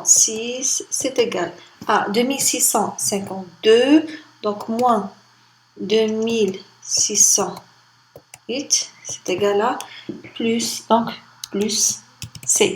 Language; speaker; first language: French; non-native, local second language; Arabic